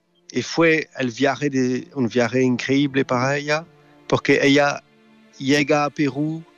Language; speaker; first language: Spanish; non-native, fluent; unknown